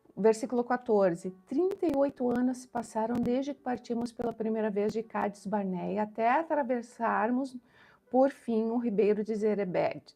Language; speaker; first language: Portuguese; native; Portuguese